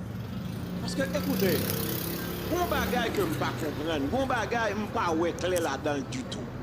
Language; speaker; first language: French; non-native, local second language; Haitian Creole